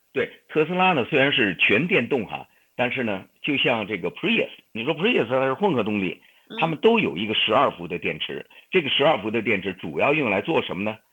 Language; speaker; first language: Chinese; native; Chinese